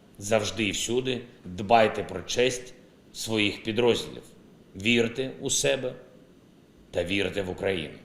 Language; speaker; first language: Ukrainian; non-native, local second language; Russian